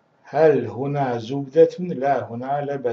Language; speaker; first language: Arabic; non-native, fluent; Russian